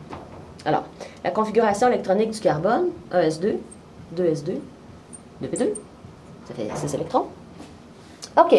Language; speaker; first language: French; native; French